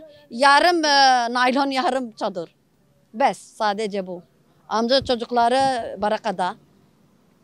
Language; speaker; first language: Turkish; non-native, local second language; Arabic